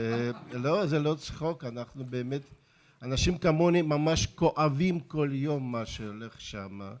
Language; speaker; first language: Hebrew; non-native, fluent; Russian